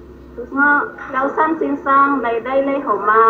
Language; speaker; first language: Cantonese; non-native, learner; Indonesian